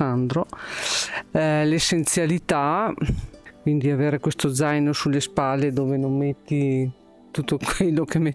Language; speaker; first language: Italian; native; Italian